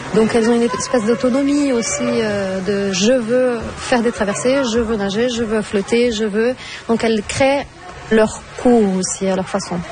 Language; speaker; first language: French; non-native, fluent; Portuguese